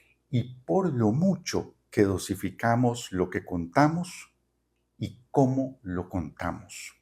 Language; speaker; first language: Spanish; native; Spanish